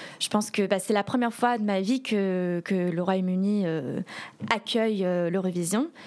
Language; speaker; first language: French; early bilingual, heritage; English